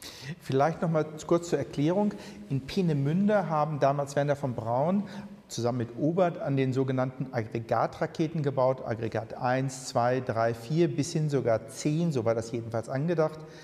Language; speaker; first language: German; native; German